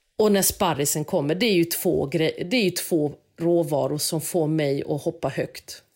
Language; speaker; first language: Swedish; native; Swedish